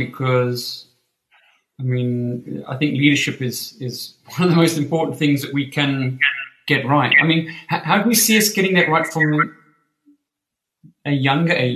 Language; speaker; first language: English; native; English